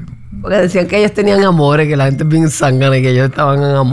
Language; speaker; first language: Spanish; native; Spanish